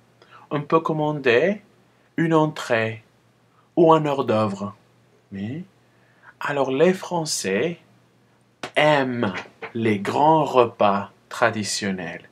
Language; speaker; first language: French; non-native, fluent; Spanish